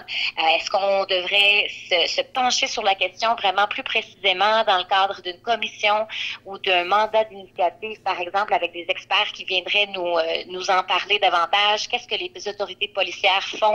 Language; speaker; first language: French; native; French